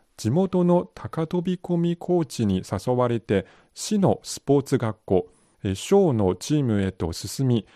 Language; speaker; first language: Japanese; non-native, fluent; Chinese